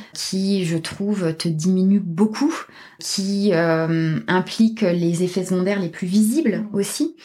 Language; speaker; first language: French; native; French